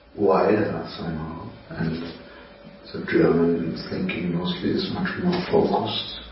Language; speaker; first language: English; non-native, fluent; German